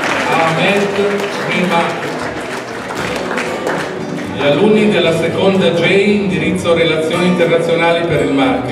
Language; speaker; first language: Italian; native; Italian